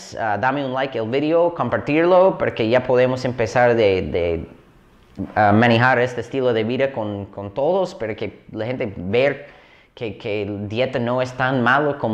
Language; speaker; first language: Spanish; non-native, fluent; English